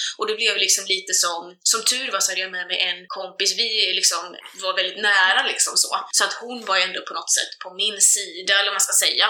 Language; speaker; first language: Swedish; native; Swedish